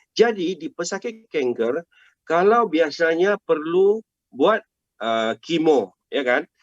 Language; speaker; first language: Malay; non-native, local second language; Chinese